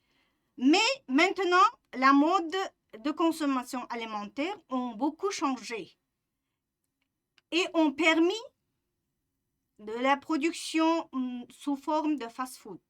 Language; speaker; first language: French; non-native, fluent; Uzbek